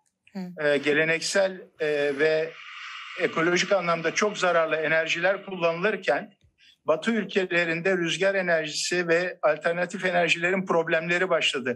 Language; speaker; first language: Turkish; native; Turkish